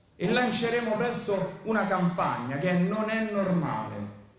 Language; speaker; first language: Italian; native; Italian